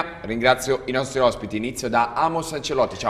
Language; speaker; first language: Italian; native; Italian